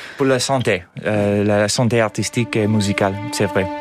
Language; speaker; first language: French; non-native, learner; English